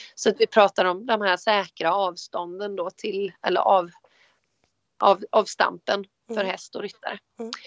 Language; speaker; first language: Swedish; native; Swedish